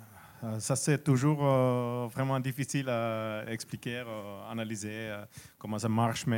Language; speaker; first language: French; non-native, learner; Finnish